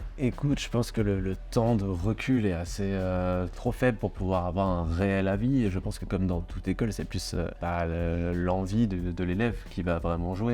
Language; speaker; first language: French; native; French